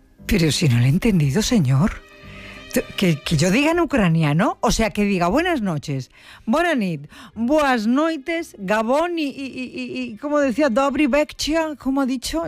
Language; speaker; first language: Spanish; native; Spanish